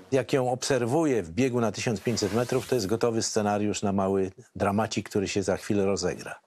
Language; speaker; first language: Polish; native; Polish